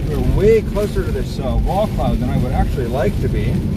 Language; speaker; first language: English; native; English